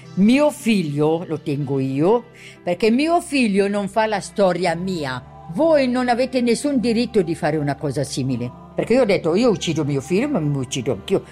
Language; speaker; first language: Italian; non-native, local second language; German